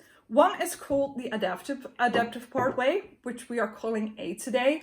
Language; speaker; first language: English; non-native, fluent; Dutch